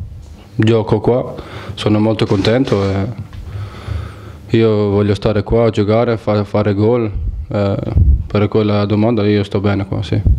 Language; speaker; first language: Italian; non-native, fluent; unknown